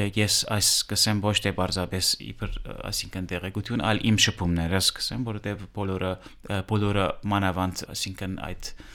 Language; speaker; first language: Armenian; early bilingual, heritage; Armenian